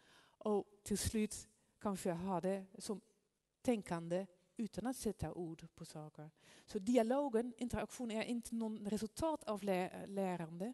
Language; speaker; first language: Swedish; non-native, fluent; Dutch